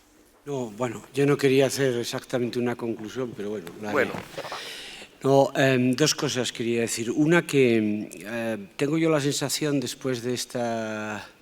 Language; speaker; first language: Spanish; native; Spanish